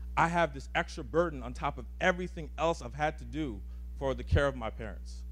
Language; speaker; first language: English; native; English